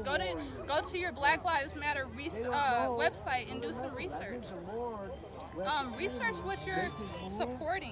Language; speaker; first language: English; native; English